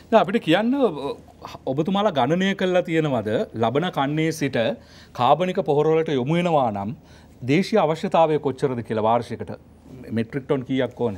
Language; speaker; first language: Sinhala; native; Sinhala